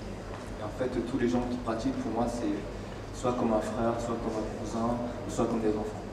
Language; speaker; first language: French; native; French